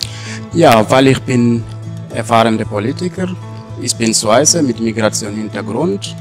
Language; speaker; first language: German; non-native, learner; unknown